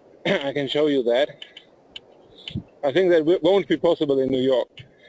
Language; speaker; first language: English; non-native, fluent; German